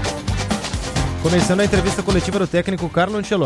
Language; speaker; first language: Portuguese; native; Portuguese